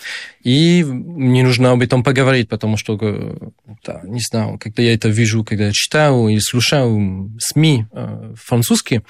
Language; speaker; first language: Russian; non-native, fluent; French